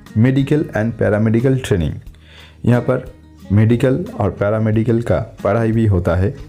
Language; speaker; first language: Hindi; non-native, local second language; Bangla